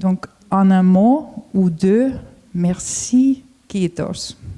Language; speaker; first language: French; non-native, fluent; Finnish